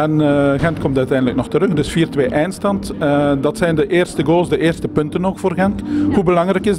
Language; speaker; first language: Dutch; native; Dutch